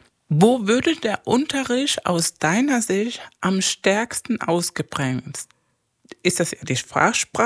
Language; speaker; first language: German; non-native, fluent; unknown